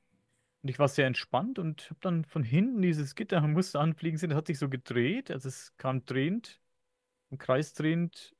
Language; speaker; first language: German; native; German